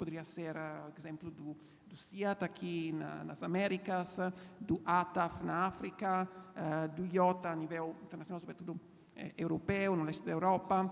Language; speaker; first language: Portuguese; non-native, fluent; Italian